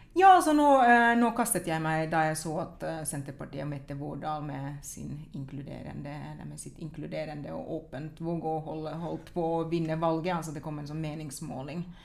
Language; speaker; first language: Norwegian; non-native, fluent; Finnish